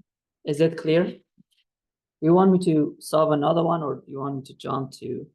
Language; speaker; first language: English; non-native, fluent; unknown